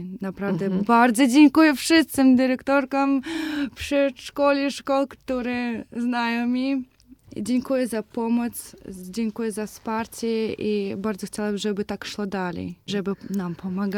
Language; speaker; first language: Polish; non-native, fluent; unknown